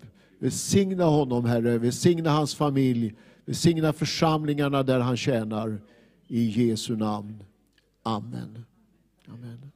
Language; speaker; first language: Swedish; native; Swedish